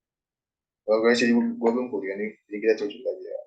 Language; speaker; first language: Indonesian; native; Indonesian